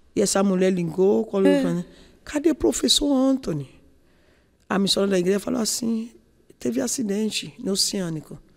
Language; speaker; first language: Portuguese; non-native, fluent; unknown